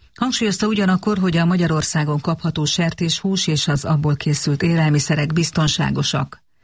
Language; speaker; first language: Hungarian; native; Hungarian